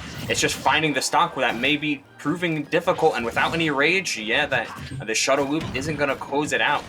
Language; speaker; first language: English; native; English